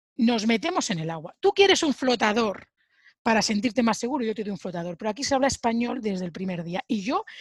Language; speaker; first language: Spanish; native; Spanish